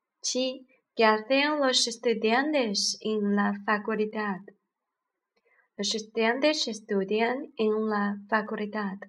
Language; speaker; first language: Spanish; non-native, learner; Chinese